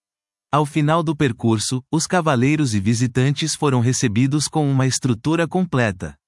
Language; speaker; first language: Portuguese; native; Portuguese